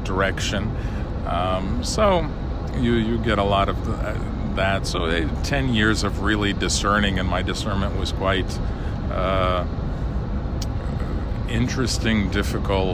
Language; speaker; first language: English; early bilingual, other home language; Lithuanian